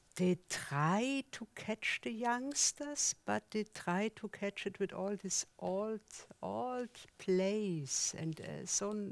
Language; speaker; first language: English; non-native, learner; German